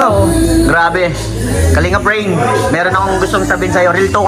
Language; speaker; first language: Filipino; native; Filipino